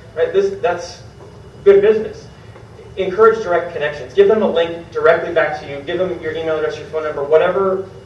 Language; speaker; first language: English; native; English